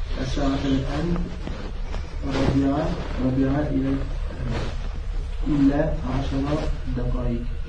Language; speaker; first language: Arabic; non-native, learner; French